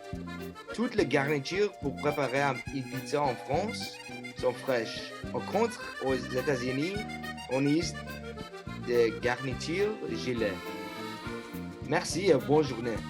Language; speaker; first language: French; non-native, learner; English